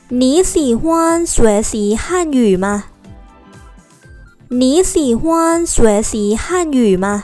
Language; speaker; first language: Chinese; non-native, fluent; Thai